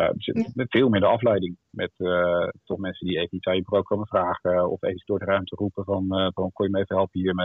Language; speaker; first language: Dutch; native; Dutch